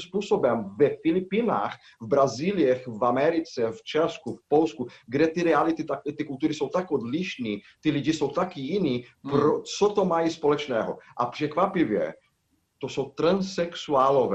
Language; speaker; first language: Czech; non-native, fluent; Portuguese